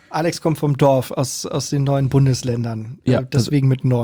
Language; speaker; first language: German; native; German